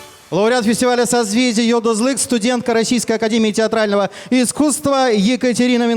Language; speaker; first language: Russian; native; Russian